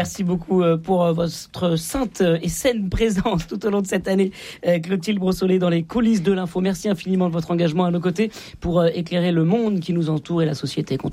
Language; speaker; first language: French; native; French